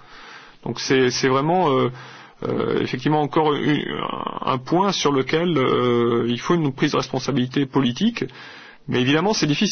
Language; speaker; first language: French; native; French